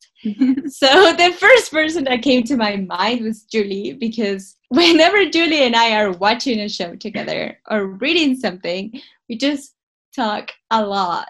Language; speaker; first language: English; non-native, fluent; Spanish